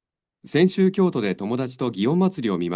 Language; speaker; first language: Japanese; non-native, learner; Indonesian